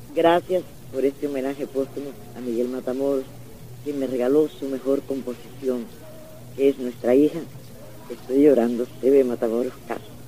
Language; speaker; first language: Spanish; native; Spanish